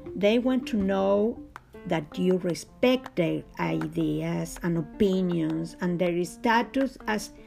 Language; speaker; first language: English; non-native, learner; Spanish